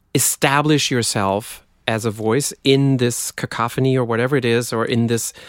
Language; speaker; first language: English; non-native, fluent; German